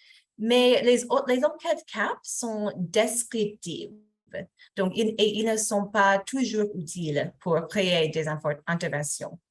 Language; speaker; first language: French; non-native, fluent; English